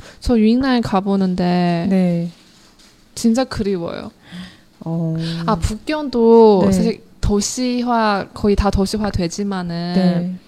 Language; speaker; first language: Korean; non-native, learner; Chinese